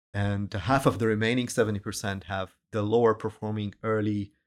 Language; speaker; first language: English; non-native, fluent; Arabic